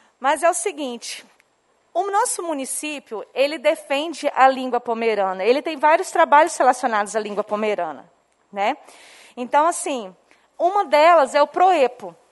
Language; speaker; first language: Portuguese; non-native, local second language; Low German